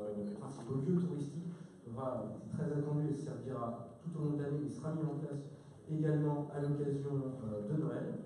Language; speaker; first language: French; native; French